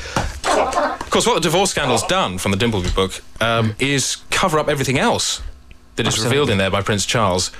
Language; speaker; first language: English; native; English